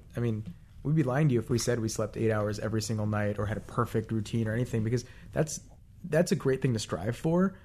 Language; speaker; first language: English; native; English